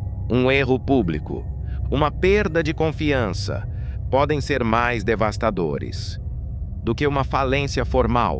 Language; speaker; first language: Portuguese; native; Portuguese